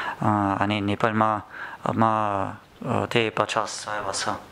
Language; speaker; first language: Nepali; non-native, learner; German